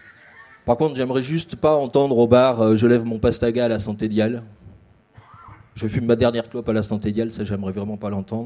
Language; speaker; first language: French; native; French